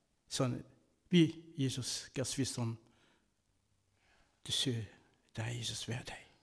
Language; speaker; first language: Danish; non-native, fluent; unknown